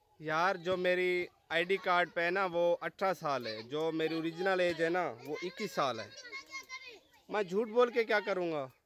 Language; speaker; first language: Urdu; non-native, local second language; Saraiki